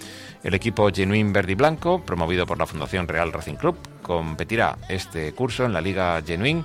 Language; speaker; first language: Spanish; native; Spanish